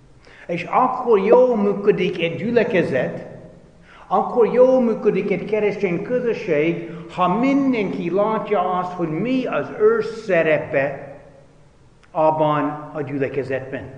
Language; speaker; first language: Hungarian; non-native, fluent; English